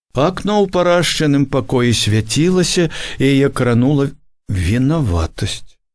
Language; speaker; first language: Belarusian; native; Belarusian